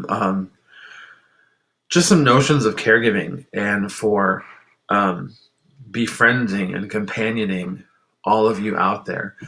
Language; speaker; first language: English; native; English